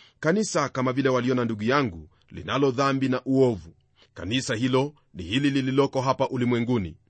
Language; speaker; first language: Swahili; non-native, local second language; Luyia